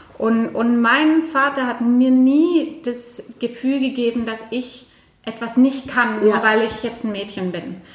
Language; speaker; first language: German; non-native, fluent; Norwegian